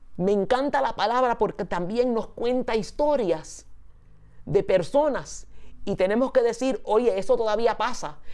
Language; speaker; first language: Spanish; early bilingual, heritage; Spanish